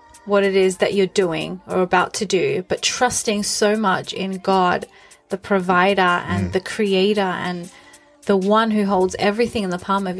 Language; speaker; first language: English; native; English